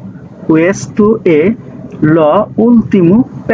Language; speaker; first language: Italian; non-native, learner; Bangla